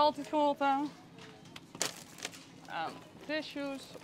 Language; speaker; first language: Dutch; native; Dutch